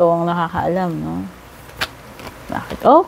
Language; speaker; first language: Filipino; native; Filipino